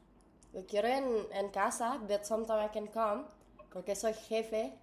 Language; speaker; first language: Spanish; non-native, learner; English